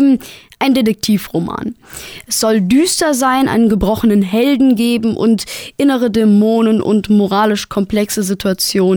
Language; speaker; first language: German; native; German